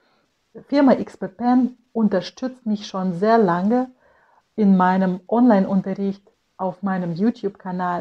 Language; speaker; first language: German; non-native, fluent; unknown